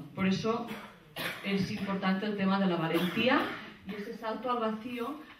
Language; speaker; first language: Spanish; non-native, local second language; Catalan